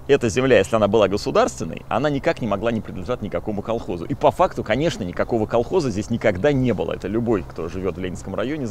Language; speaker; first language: Russian; native; Russian